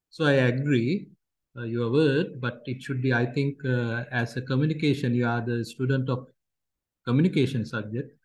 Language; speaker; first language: English; non-native, local second language; Sinhala